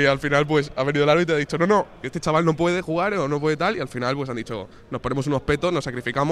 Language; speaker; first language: Spanish; native; Spanish